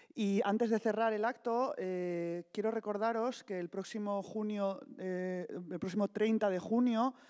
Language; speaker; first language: Spanish; non-native, local second language; Basque